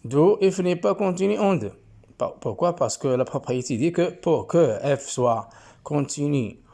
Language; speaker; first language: French; non-native, local second language; Arabic